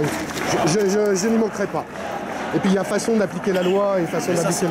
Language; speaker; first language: French; native; French